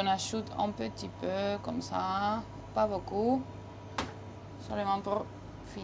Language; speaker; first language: French; non-native, fluent; Spanish